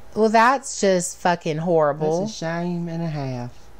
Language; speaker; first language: English; native; English